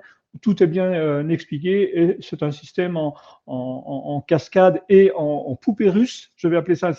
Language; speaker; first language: French; native; French